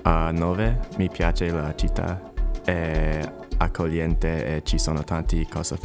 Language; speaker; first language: Italian; non-native, learner; English